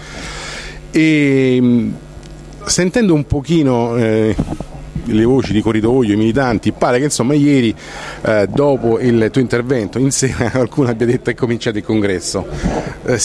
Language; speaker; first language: Italian; native; Italian